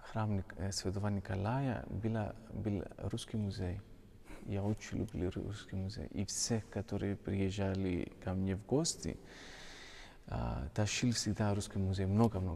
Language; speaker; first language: Russian; non-native, fluent; Greek